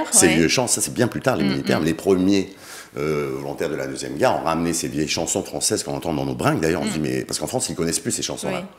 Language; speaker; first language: French; native; French